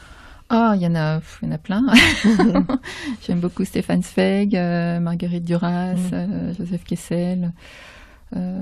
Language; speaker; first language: French; native; French